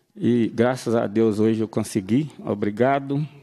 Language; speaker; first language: Portuguese; native; Portuguese